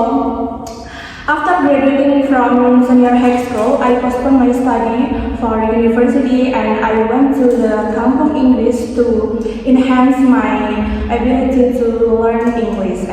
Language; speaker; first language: English; non-native, fluent; Indonesian